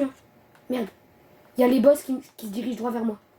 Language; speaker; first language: French; native; French